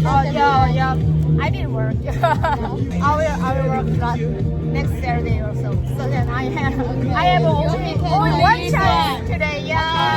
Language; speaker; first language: English; non-native, learner; Korean